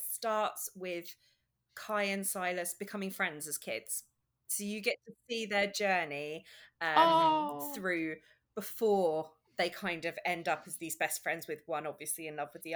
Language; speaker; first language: English; native; English